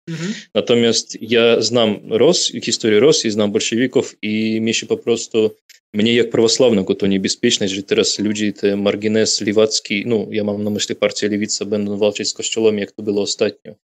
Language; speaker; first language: Polish; non-native, fluent; Russian